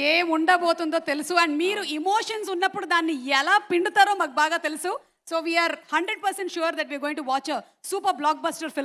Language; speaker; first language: Telugu; native; Telugu